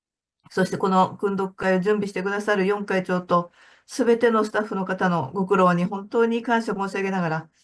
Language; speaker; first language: Japanese; native; Japanese